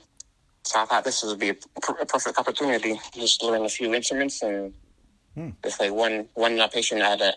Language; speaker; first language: English; native; English